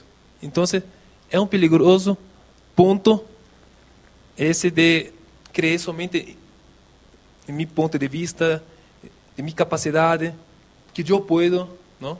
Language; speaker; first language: Spanish; non-native, local second language; Portuguese